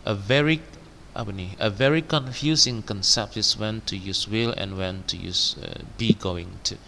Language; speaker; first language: English; non-native, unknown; Indonesian